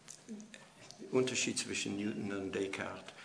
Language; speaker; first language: German; non-native, fluent; English